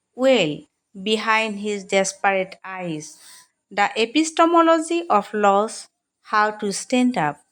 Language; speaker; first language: English; non-native, local second language; Assamese